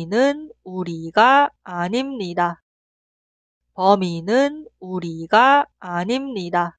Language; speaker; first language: Korean; non-native, fluent; Spanish